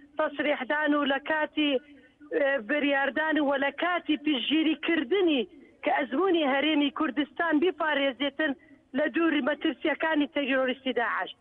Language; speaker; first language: Central Kurdish; non-native, local second language; Turkish